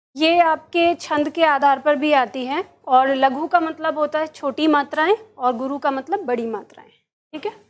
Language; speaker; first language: Hindi; native; Hindi